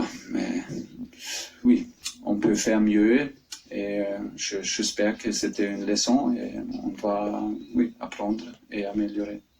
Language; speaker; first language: French; non-native, fluent; German